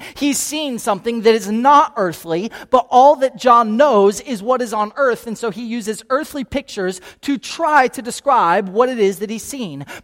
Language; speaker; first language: English; native; English